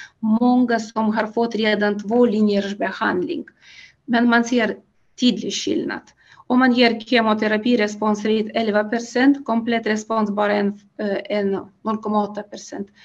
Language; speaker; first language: Swedish; non-native, fluent; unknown